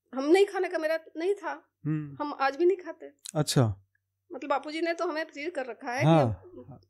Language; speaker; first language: Hindi; native; Hindi